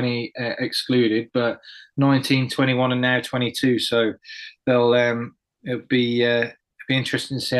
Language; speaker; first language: English; native; English